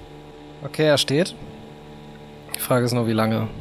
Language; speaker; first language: German; native; German